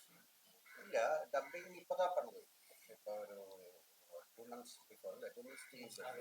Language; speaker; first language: Tamil; non-native, learner; Malayalam